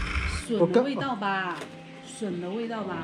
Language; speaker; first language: Chinese; native; Chinese